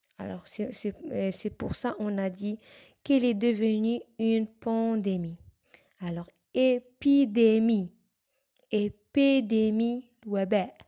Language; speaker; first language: French; non-native, local second language; Arabic